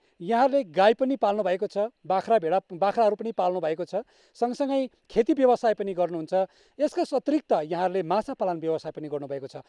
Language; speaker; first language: Nepali; native; Nepali